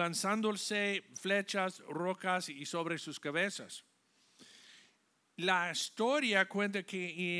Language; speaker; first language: Spanish; non-native, fluent; English